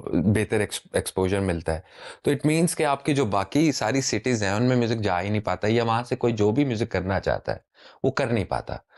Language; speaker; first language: Urdu; native; Urdu